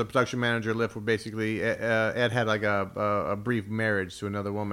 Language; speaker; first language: English; native; English